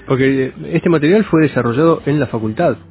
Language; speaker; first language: Spanish; native; Spanish